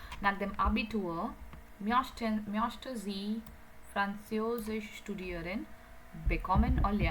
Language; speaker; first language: German; non-native, fluent; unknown